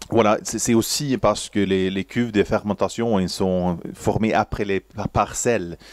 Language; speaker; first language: French; non-native, fluent; Swedish